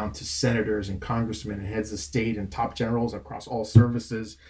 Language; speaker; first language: English; non-native, fluent; Spanish